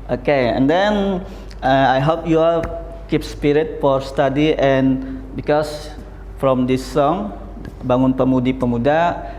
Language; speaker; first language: English; non-native, learner; Indonesian